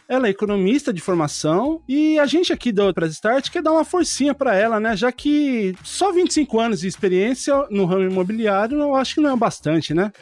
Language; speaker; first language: Portuguese; native; Portuguese